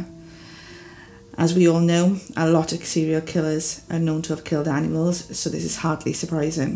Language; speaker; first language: English; native; English